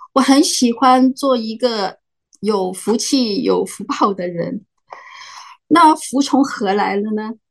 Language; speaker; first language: Chinese; non-native, local second language; Cantonese